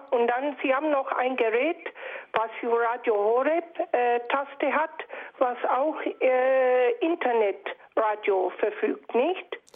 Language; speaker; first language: German; non-native, fluent; English